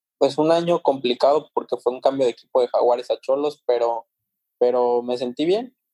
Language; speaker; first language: Spanish; native; Spanish